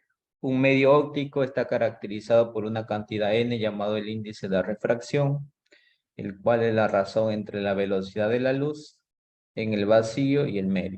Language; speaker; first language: Spanish; native; Spanish